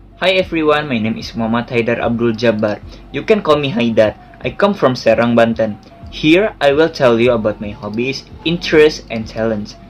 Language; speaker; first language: English; non-native, learner; Indonesian